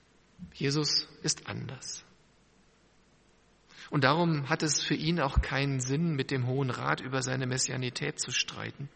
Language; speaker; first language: German; native; German